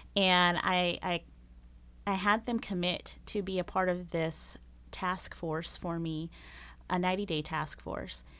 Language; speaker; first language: English; early bilingual, other home language; Spanish